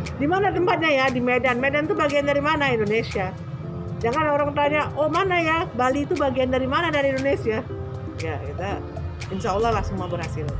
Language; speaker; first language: Indonesian; native; Indonesian